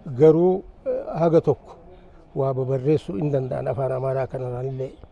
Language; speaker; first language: Oromo; native; Oromo